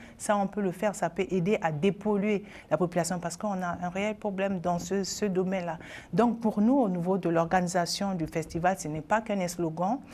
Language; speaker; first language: French; non-native, local second language; Sango